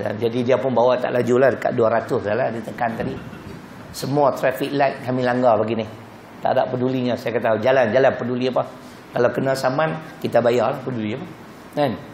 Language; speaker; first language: Malay; native; Malay